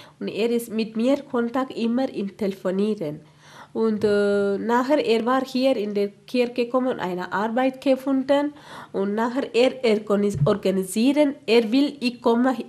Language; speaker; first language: German; non-native, learner; Tamil